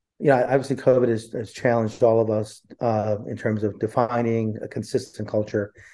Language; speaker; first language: English; early bilingual, other home language; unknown